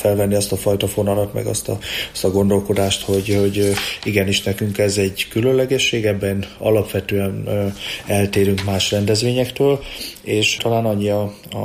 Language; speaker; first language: Hungarian; native; Hungarian